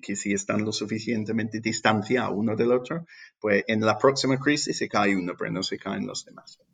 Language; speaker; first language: Spanish; non-native, fluent; English